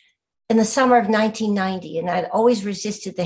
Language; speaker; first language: English; native; English